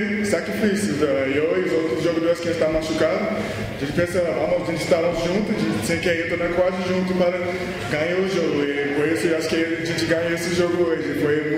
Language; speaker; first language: Portuguese; non-native, learner; English